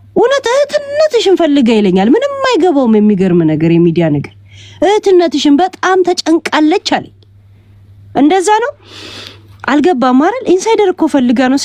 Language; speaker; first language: Amharic; native; Amharic